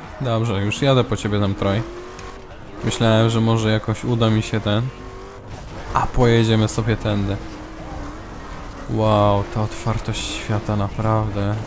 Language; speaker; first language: Polish; native; Polish